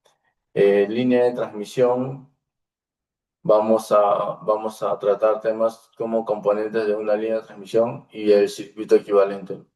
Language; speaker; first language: Spanish; native; Spanish